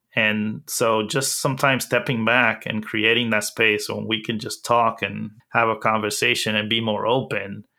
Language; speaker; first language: English; early bilingual, other home language; Spanish